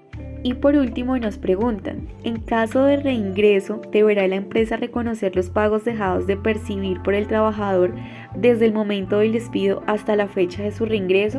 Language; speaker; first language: Spanish; native; Spanish